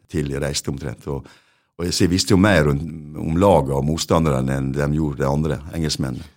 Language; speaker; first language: Norwegian; native; Norwegian